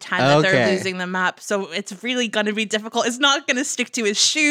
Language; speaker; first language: English; native; English